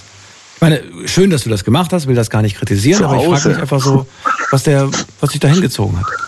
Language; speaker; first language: German; native; German